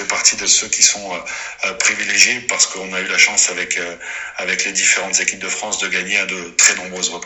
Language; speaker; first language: French; native; French